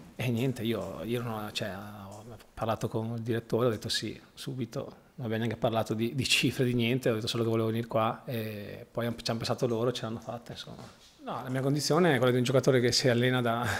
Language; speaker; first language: Italian; native; Italian